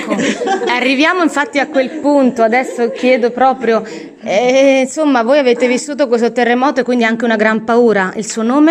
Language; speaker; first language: Italian; native; Italian